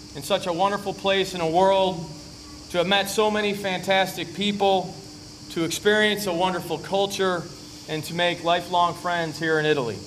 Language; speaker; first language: English; native; English